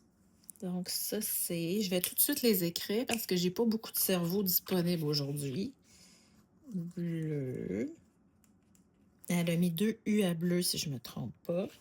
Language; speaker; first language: French; native; French